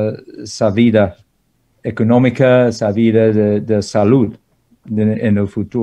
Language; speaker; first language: Spanish; non-native, fluent; English